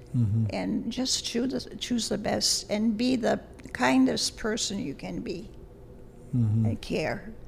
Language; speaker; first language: English; early bilingual, other home language; Lithuanian